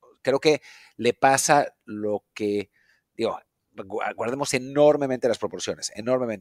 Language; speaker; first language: Spanish; native; Spanish